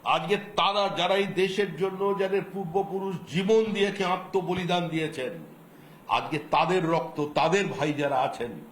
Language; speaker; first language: Bangla; native; Bangla